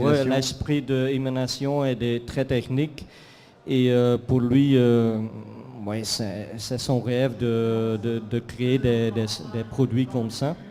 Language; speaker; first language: French; non-native, fluent; Dutch